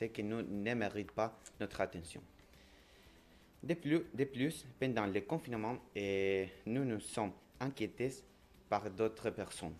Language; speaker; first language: French; non-native, learner; Spanish